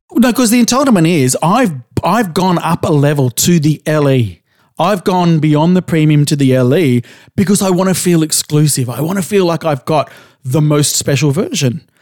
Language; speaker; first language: English; native; English